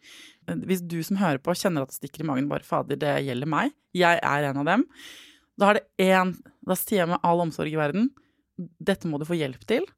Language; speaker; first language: Norwegian; native; Norwegian